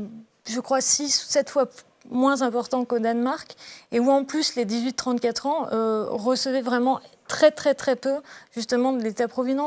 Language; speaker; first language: French; native; French